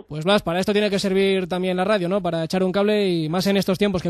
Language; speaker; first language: Spanish; native; Spanish